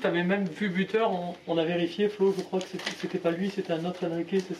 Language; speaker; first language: French; native; French